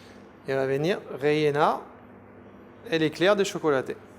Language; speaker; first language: Spanish; non-native, fluent; French